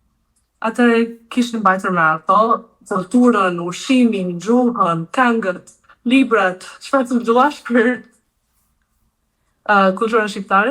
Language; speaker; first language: Albanian; early bilingual, heritage; Albanian